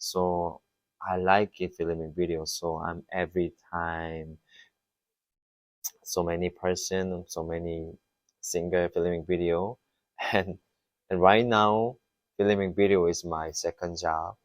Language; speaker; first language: English; non-native, learner; Korean